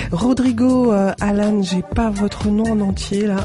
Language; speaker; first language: French; native; French